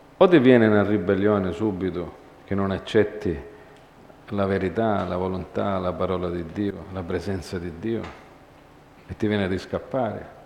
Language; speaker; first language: Italian; early bilingual, heritage; Italian